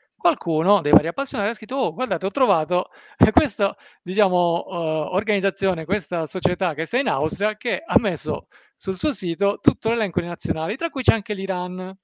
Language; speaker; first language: Italian; early bilingual, other home language; Persian